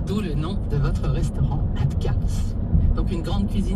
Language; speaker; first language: French; native; French